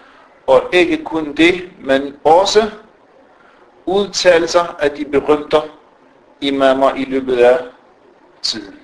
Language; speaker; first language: Danish; non-native, fluent; Arabic